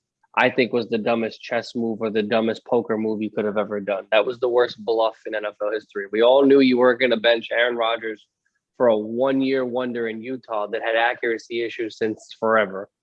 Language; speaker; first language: English; native; English